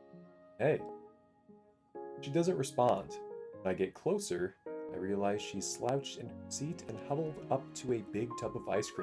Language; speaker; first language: English; native; English